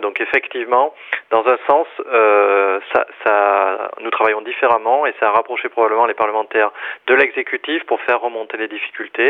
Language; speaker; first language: French; native; French